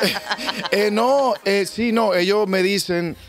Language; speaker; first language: Spanish; early bilingual, heritage; Spanish